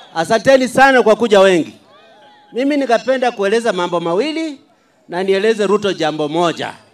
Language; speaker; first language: Swahili; non-native, local second language; Luyia